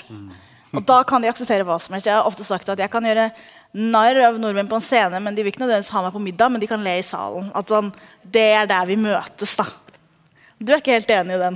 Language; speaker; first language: Norwegian; early bilingual, other home language; Somali